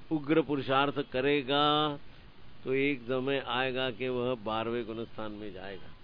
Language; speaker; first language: Hindi; non-native, local second language; Gujarati